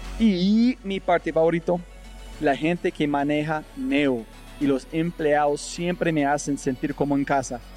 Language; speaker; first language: Spanish; non-native, fluent; English